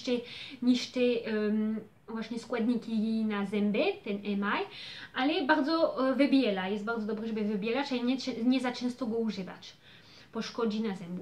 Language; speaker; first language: Polish; early bilingual, heritage; Polish